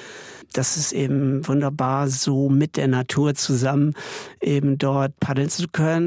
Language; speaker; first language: German; native; German